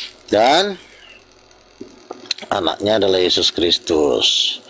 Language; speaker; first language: Malay; native; Malay